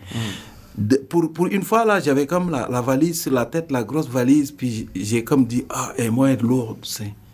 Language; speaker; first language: French; non-native, local second language; Serer